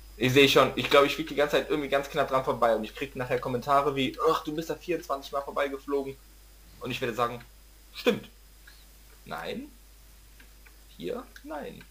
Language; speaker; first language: German; native; German